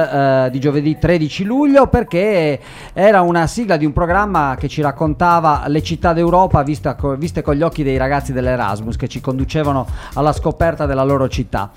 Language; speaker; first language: Italian; native; Italian